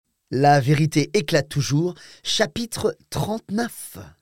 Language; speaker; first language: French; native; French